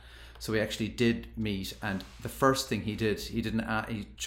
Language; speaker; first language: English; native; English